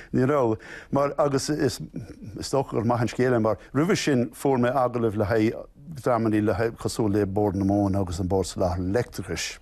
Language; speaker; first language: Irish; non-native, local second language; English